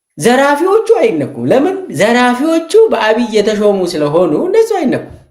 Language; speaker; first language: Amharic; non-native, local second language; Oromo